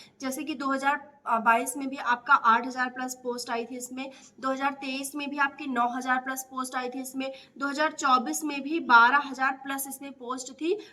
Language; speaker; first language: Hindi; native; Hindi